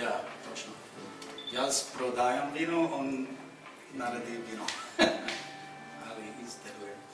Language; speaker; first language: Slovenian; non-native, fluent; English